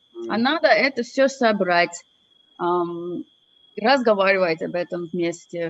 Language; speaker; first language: Russian; non-native, fluent; English